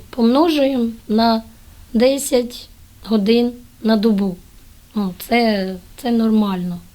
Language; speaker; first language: Ukrainian; native; Ukrainian